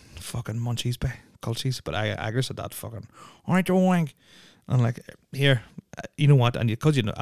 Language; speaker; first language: English; native; English